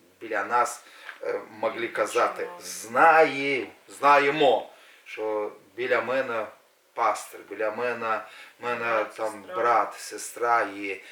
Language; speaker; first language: Ukrainian; non-native, local second language; Russian